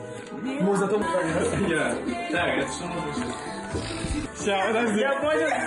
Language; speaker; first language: Russian; non-native, local second language; Tatar